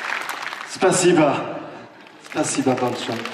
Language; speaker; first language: Russian; non-native, learner; French